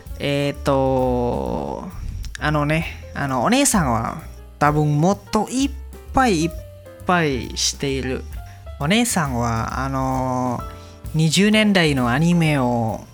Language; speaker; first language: Japanese; non-native, learner; Indonesian